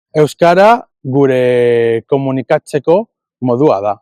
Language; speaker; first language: Basque; non-native, learner; Spanish